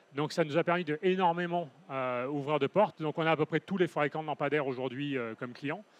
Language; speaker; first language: French; native; French